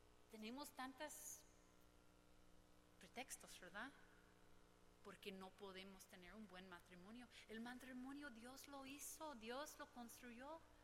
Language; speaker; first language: Spanish; non-native, fluent; English